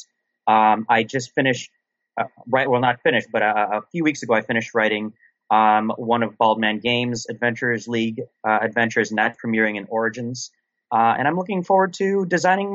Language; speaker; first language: English; non-native, local second language; Filipino